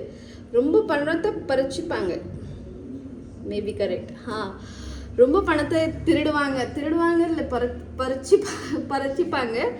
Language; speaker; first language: Tamil; early bilingual, heritage; Tamil